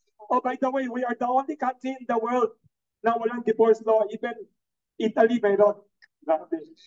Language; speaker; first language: English; non-native, local second language; Filipino